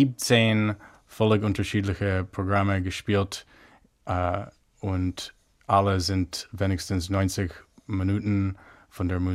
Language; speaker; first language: German; non-native, fluent; English